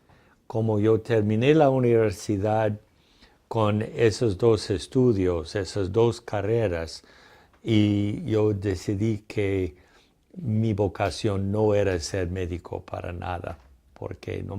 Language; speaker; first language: Spanish; non-native, fluent; English